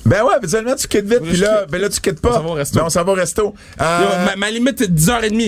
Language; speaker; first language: French; native; French